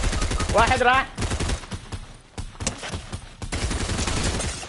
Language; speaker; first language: Arabic; native; Arabic